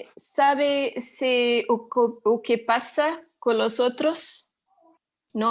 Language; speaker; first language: Spanish; non-native, learner; Portuguese